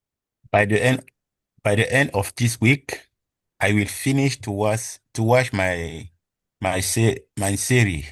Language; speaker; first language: English; non-native, learner; French